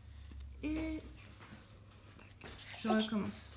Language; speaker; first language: French; native; French